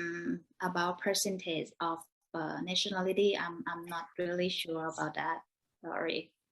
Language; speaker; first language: English; non-native, learner; Thai